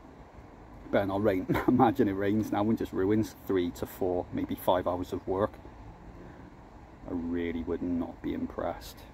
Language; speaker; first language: English; native; English